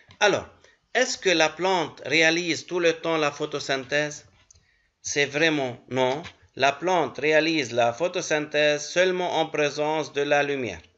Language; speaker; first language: French; non-native, local second language; Arabic